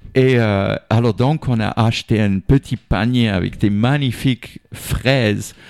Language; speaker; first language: French; native; French